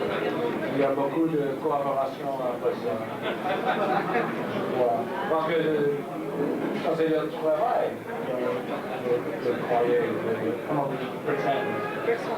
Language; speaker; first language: French; non-native, learner; English